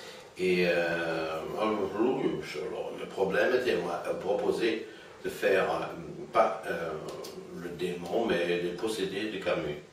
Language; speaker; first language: French; non-native, fluent; German